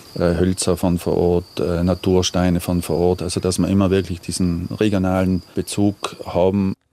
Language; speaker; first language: German; non-native, local second language; Ladin